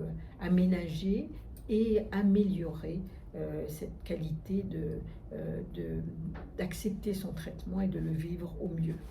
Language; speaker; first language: French; native; French